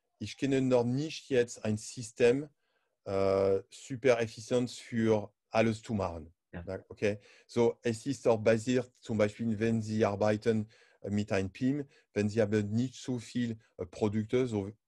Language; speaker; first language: German; non-native, learner; French